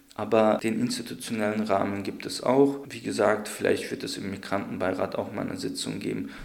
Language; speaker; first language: German; native; German